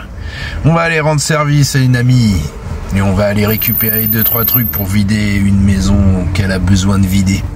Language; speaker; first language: French; native; French